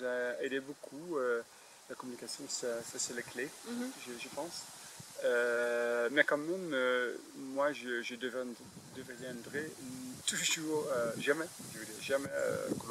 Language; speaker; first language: French; non-native, fluent; Dutch